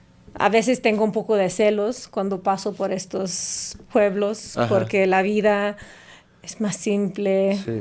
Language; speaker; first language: Spanish; non-native, fluent; English